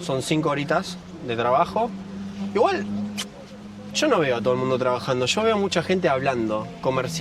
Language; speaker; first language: Spanish; native; Spanish